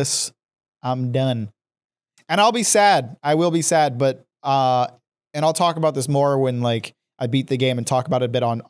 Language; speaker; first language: English; native; English